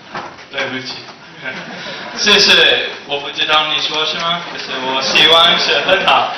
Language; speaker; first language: Chinese; non-native, learner; English